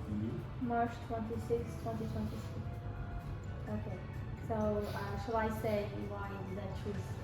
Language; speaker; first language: English; non-native, fluent; Arabic